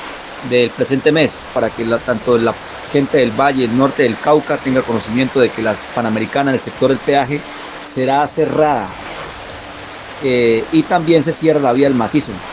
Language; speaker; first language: Spanish; native; Spanish